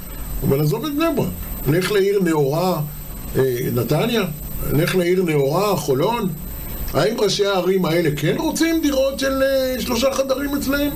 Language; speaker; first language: Hebrew; native; Hebrew